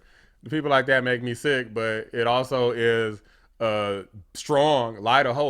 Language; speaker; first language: English; native; English